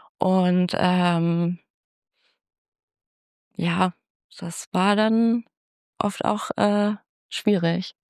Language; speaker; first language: German; native; German